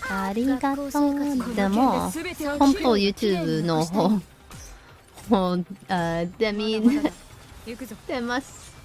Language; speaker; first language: Japanese; non-native, learner; English